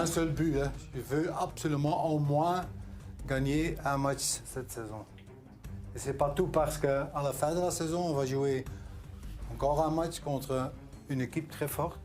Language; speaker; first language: French; non-native, local second language; Dutch